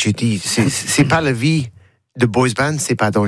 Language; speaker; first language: French; non-native, learner; English